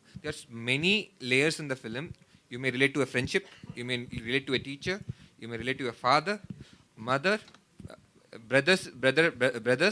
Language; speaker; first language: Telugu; native; Telugu